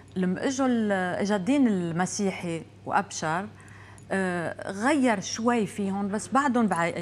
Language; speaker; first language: Arabic; native; Arabic